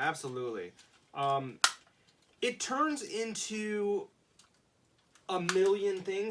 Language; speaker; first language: English; native; English